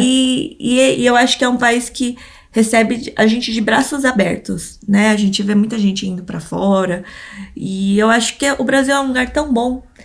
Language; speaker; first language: Portuguese; early bilingual, other home language; Korean